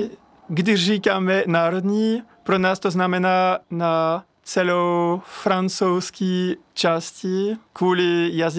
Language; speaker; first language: Czech; non-native, learner; French